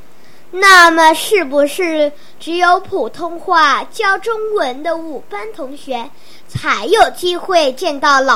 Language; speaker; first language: Chinese; non-native, local second language; Cantonese